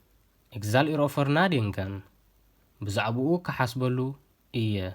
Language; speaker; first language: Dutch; non-native, fluent; Tigrinya